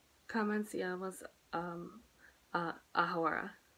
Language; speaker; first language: Spanish; non-native, learner; English